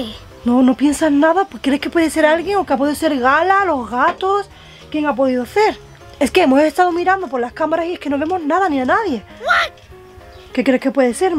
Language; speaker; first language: Spanish; native; Spanish